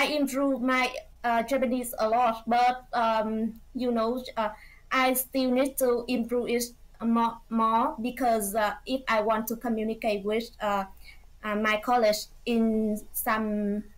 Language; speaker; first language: English; non-native, fluent; Vietnamese